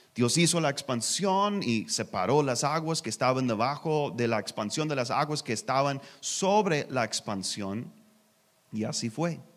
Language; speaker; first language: Spanish; non-native, learner; English